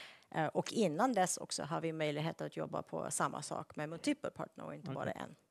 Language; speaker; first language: Swedish; non-native, fluent; English